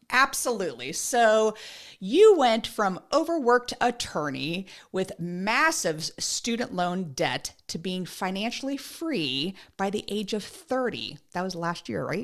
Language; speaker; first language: English; native; English